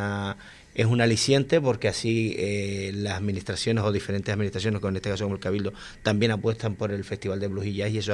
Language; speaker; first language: Spanish; native; Spanish